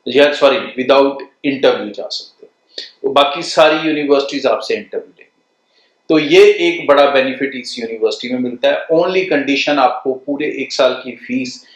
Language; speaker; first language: Hindi; non-native, local second language; Punjabi